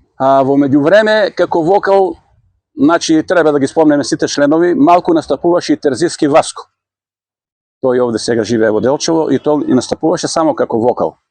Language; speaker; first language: Macedonian; native; Macedonian